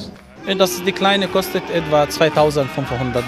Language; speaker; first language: German; non-native, learner; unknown